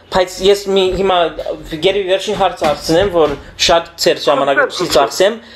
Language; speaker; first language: Armenian; early bilingual, heritage; Armenian